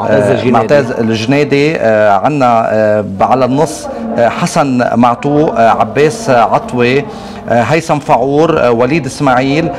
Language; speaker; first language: Arabic; native; Arabic